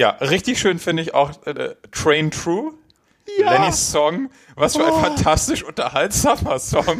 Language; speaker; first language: German; native; German